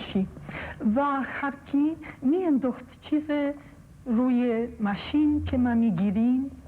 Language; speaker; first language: Persian; non-native, fluent; Polish